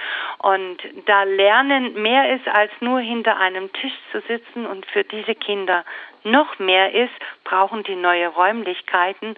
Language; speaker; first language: German; native; German